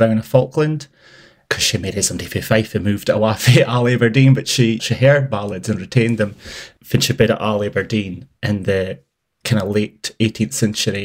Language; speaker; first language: English; native; English